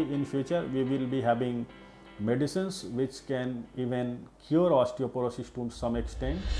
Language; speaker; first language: English; non-native, local second language; Bangla